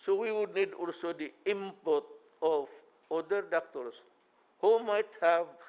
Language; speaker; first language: English; non-native, local second language; Filipino